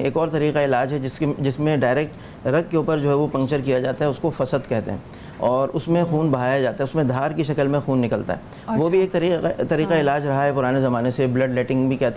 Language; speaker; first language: Urdu; native; Urdu